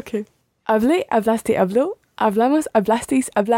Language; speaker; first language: Spanish; non-native, learner; English